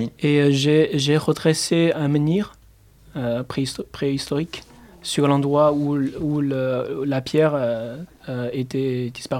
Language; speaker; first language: French; non-native, fluent; Chinese